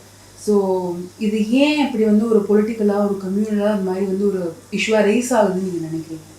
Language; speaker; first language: Tamil; native; Tamil